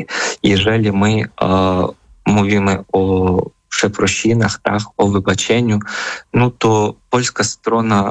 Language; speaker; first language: Polish; non-native, fluent; Ukrainian